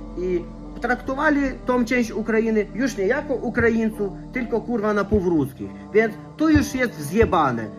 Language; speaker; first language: Polish; non-native, fluent; Russian